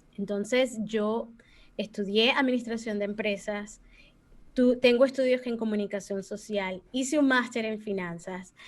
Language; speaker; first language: Spanish; native; Spanish